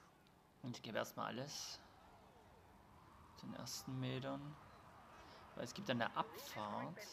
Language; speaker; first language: German; native; German